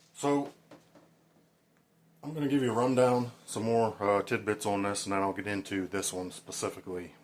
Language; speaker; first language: English; native; English